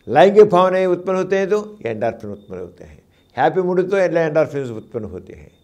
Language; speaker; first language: Hindi; non-native, local second language; Telugu